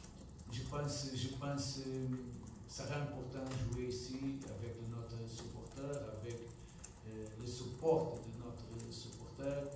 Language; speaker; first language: French; non-native, fluent; Portuguese